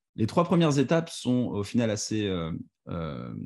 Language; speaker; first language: French; native; French